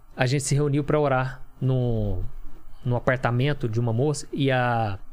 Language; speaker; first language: Portuguese; native; Portuguese